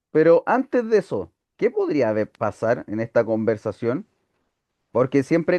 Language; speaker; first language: Spanish; native; Spanish